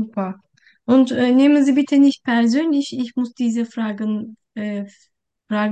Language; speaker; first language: German; non-native, learner; Turkish